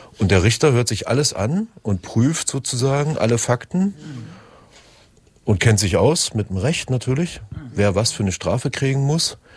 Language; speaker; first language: German; native; German